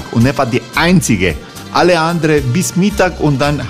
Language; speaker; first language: German; non-native, learner; Croatian